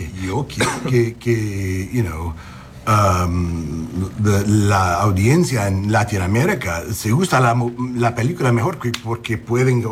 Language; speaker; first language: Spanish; early bilingual, heritage; English